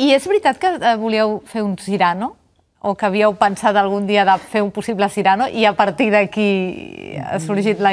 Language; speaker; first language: Catalan; native; Catalan